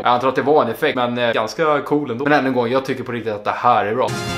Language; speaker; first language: Swedish; native; Swedish